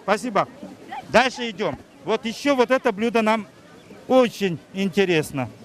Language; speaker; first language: Russian; non-native, local second language; Kyrgyz